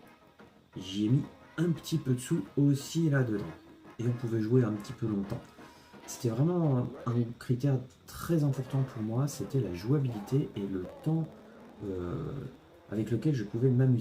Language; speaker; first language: French; native; French